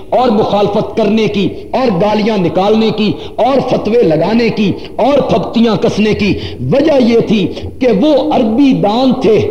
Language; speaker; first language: Urdu; non-native, local second language; Punjabi